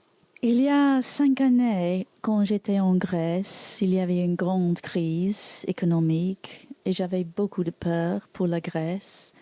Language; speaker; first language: French; non-native, learner; English